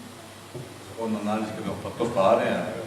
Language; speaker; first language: Italian; native; Italian